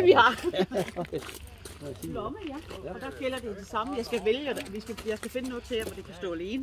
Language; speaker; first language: Danish; native; Danish